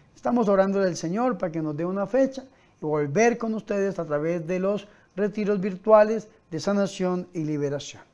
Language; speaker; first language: Spanish; native; Spanish